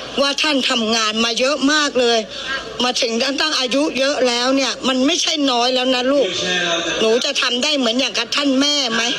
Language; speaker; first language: Thai; native; Thai